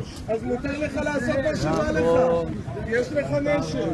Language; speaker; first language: Hebrew; native; Hebrew